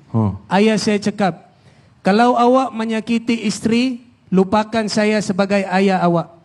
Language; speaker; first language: Indonesian; non-native, fluent; Filipino